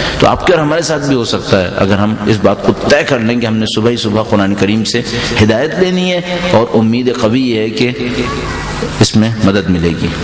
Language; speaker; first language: Urdu; native; Urdu